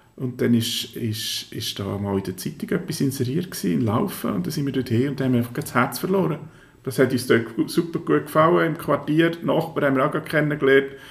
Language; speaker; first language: German; native; German